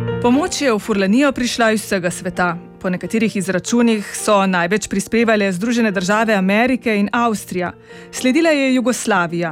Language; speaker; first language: Slovenian; native; Slovenian